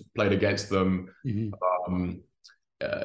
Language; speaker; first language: English; native; English